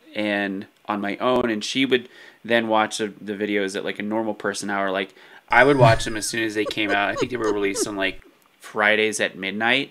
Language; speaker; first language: English; native; English